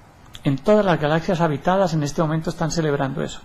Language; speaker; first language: Spanish; native; Spanish